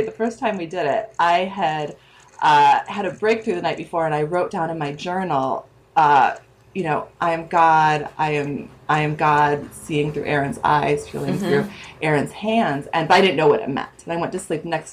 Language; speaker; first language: English; native; English